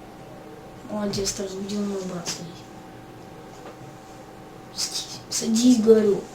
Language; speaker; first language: Russian; native; Russian